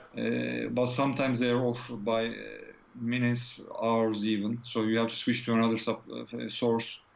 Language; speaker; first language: English; non-native, fluent; Turkish